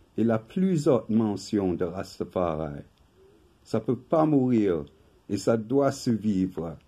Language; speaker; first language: French; non-native, fluent; English